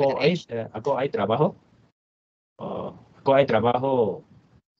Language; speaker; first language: Filipino; non-native, learner; Bangla